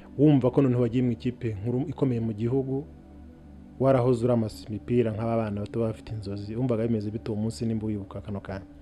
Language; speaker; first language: Kinyarwanda; native; Kinyarwanda